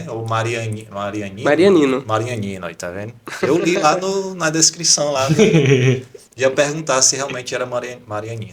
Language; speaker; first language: Portuguese; native; Portuguese